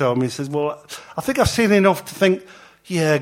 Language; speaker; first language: English; native; English